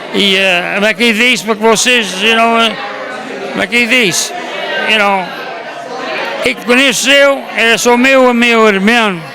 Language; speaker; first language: Portuguese; early bilingual, heritage; Portuguese